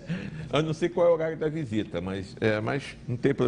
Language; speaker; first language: Portuguese; native; Portuguese